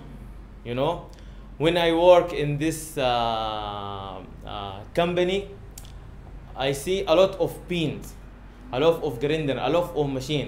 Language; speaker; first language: English; non-native, learner; Arabic